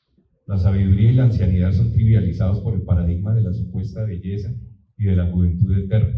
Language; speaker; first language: Spanish; native; Spanish